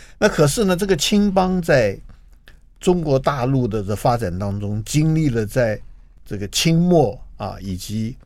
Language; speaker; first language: Chinese; native; Chinese